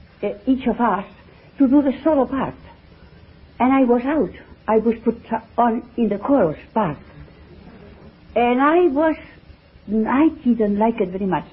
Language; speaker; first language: English; non-native, fluent; Spanish